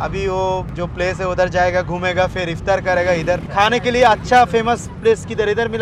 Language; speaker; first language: Hindi; non-native, learner; Bangla